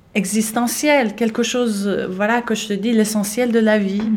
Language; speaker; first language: French; non-native, fluent; Persian